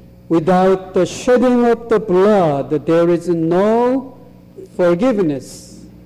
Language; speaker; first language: English; non-native, fluent; Korean